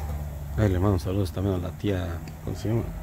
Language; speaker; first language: Spanish; native; Spanish